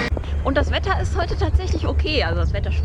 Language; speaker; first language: German; native; German